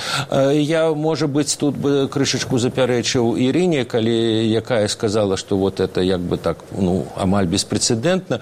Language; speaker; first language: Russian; non-native, local second language; Belarusian